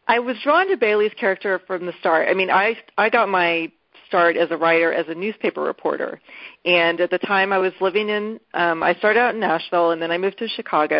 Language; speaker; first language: English; native; English